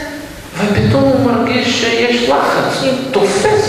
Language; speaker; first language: Hebrew; non-native, fluent; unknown